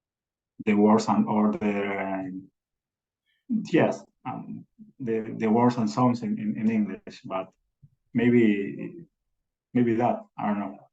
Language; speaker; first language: English; non-native, learner; Spanish